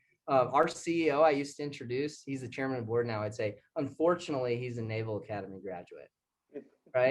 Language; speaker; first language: English; native; English